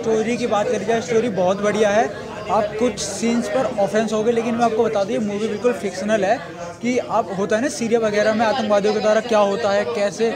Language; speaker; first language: Hindi; native; Hindi